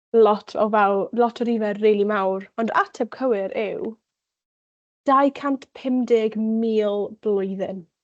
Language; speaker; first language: Welsh; native; Welsh